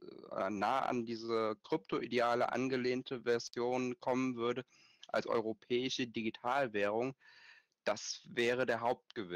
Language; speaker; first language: German; native; German